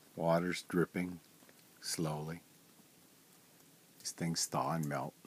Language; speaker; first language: English; native; English